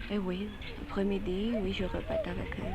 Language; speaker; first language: French; non-native, learner; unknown